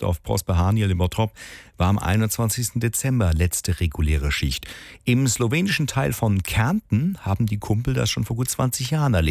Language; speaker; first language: German; native; German